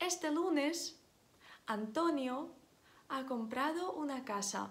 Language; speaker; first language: Spanish; non-native, fluent; Ukrainian